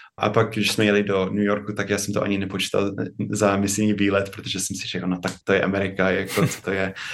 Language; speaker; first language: Czech; non-native, fluent; English